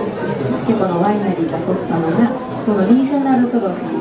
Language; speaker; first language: Japanese; native; Japanese